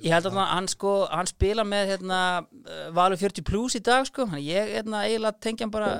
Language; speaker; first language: Icelandic; native; Icelandic